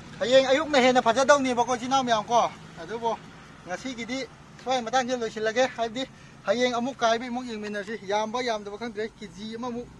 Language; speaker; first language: Manipuri; native; Manipuri